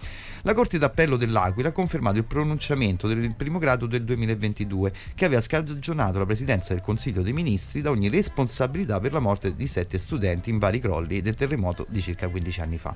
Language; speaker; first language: Italian; native; Italian